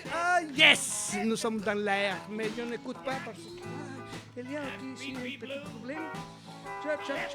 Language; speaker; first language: French; non-native, learner; Spanish